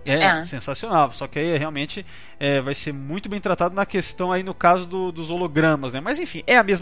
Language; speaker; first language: Portuguese; native; Portuguese